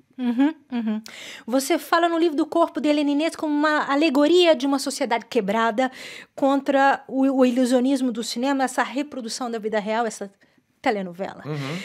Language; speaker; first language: Portuguese; native; Portuguese